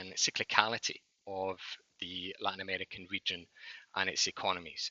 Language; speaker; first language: English; native; English